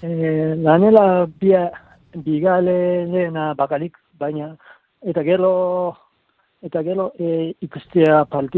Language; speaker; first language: Basque; non-native, learner; Japanese